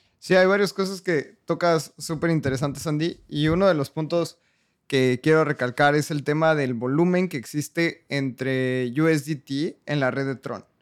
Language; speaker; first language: Spanish; native; Spanish